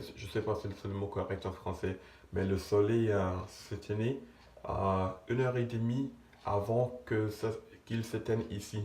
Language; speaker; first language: French; non-native, fluent; English